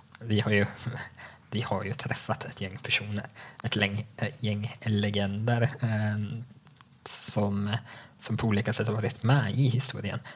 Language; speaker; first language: Swedish; native; Swedish